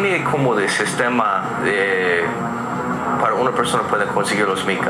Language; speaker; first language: Spanish; non-native, learner; English